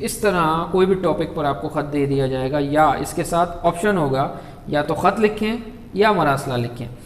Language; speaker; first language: Urdu; native; Urdu